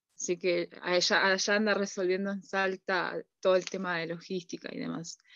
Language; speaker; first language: Spanish; non-native, local second language; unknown